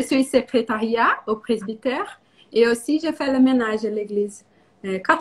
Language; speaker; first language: French; non-native, learner; Portuguese